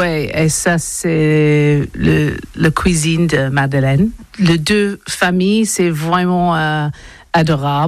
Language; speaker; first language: French; non-native, learner; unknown